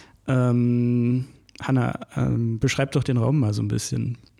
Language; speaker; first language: German; native; German